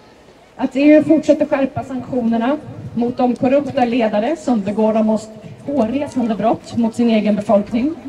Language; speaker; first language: Swedish; native; Swedish